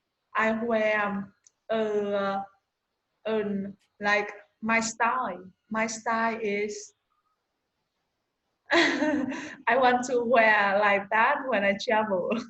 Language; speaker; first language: English; non-native, learner; Vietnamese